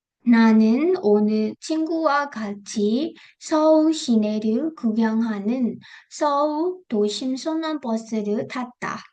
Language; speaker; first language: Korean; non-native, fluent; Burmese